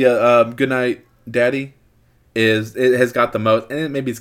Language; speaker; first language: English; native; English